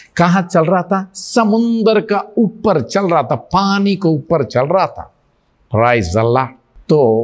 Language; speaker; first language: Hindi; non-native, local second language; Telugu